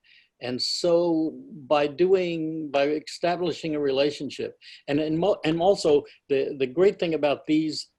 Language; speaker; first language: English; native; English